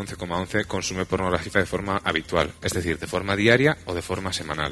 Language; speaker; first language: Spanish; native; Spanish